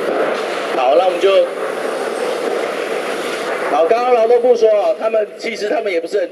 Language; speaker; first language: Chinese; native; Chinese